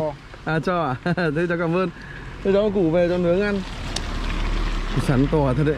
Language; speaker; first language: Vietnamese; native; Vietnamese